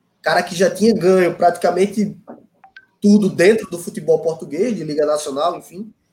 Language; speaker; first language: Portuguese; native; Portuguese